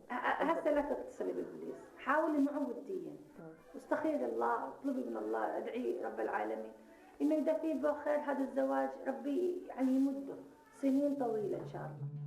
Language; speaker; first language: Arabic; native; Arabic